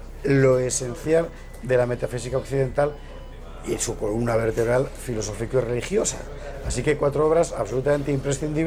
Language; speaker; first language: Spanish; native; Spanish